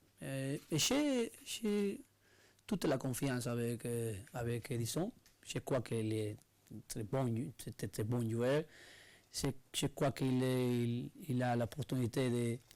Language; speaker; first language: French; non-native, learner; Spanish